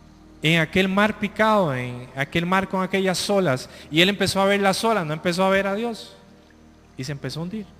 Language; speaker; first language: Spanish; native; Spanish